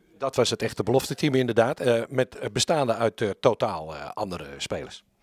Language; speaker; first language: Dutch; native; Dutch